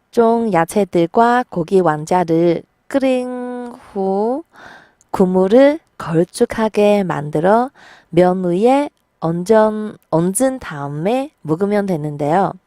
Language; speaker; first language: Korean; non-native, fluent; Chinese